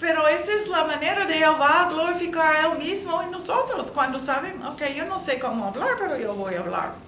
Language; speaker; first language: Spanish; non-native, learner; English